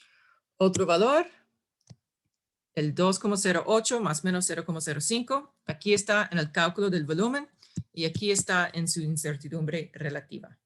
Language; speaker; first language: Spanish; non-native, fluent; English